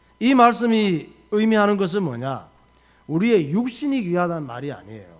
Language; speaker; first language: Korean; native; Korean